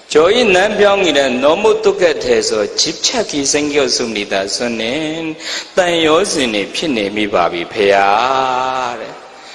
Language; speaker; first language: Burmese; native; Burmese